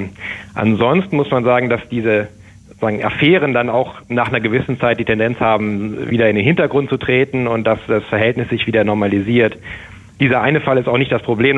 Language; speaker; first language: German; native; German